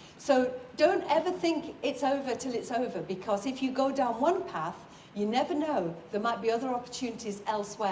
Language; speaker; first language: English; native; English